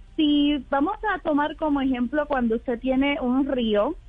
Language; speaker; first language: Spanish; native; Spanish